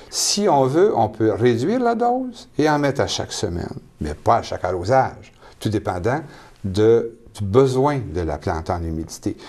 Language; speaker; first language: French; native; French